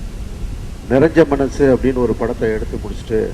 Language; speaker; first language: Tamil; native; Tamil